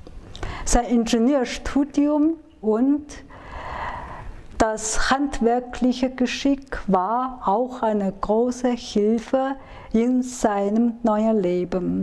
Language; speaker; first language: German; non-native, fluent; Chinese